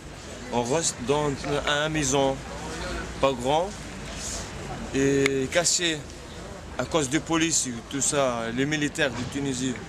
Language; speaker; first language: French; non-native, learner; Arabic